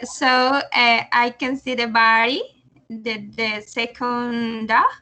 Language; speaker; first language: English; non-native, learner; Spanish